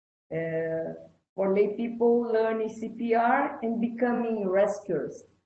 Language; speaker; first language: English; non-native, fluent; Portuguese